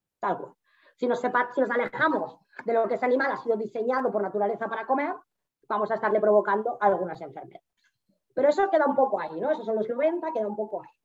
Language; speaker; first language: Spanish; native; Spanish